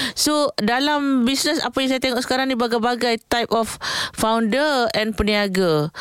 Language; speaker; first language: Malay; native; Malay